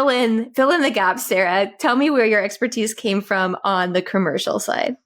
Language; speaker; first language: English; native; English